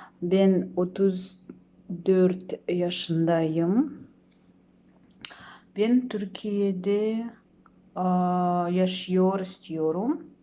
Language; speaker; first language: Turkish; non-native, learner; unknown